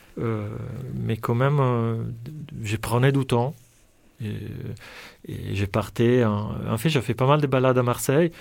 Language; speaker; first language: French; non-native, fluent; Italian